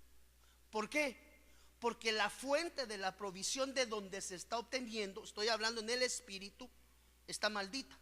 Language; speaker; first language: Spanish; native; Spanish